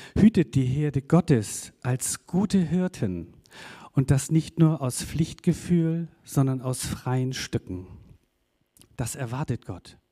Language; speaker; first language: German; native; German